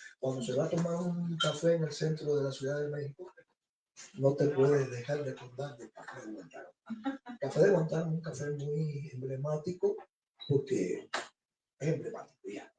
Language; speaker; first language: Spanish; native; Spanish